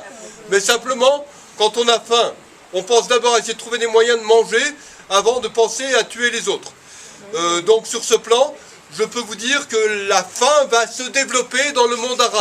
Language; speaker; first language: French; native; French